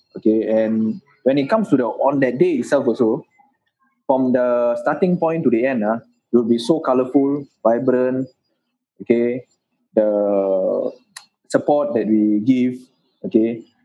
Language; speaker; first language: English; non-native, local second language; Tamil